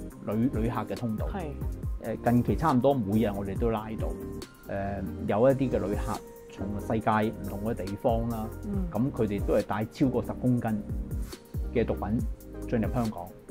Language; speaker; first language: Cantonese; native; Cantonese